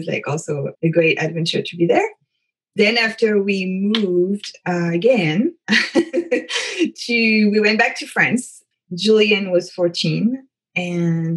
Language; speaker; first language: English; non-native, fluent; French